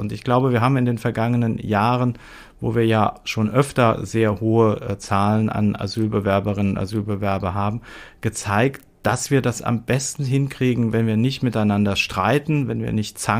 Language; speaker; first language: German; native; German